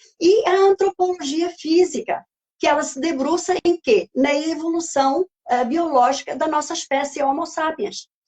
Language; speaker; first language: Portuguese; native; Portuguese